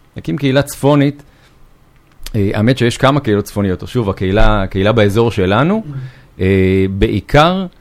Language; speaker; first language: Hebrew; native; Hebrew